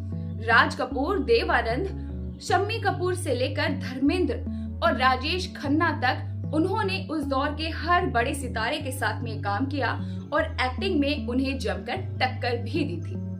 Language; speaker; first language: Hindi; native; Hindi